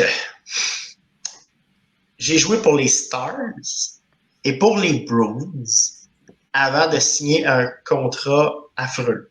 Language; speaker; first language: French; native; French